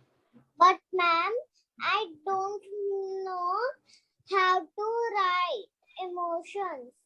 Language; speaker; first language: English; non-native, learner; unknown